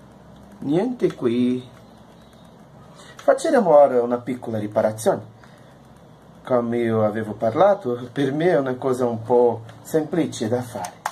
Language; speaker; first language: Italian; non-native, learner; Portuguese